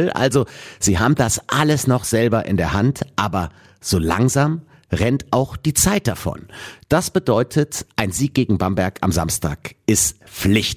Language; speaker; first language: German; native; German